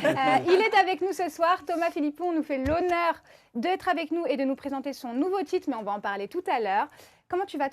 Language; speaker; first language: French; native; French